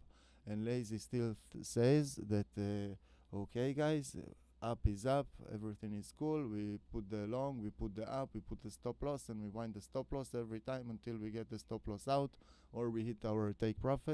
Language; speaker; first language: English; non-native, fluent; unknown